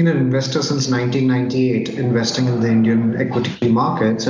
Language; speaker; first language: English; non-native, local second language; Hindi